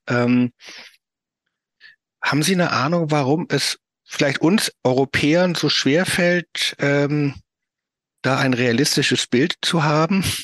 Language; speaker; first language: German; native; German